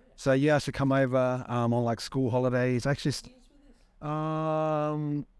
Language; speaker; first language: English; native; English